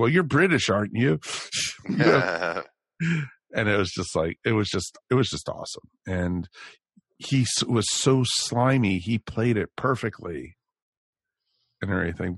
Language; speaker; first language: English; native; English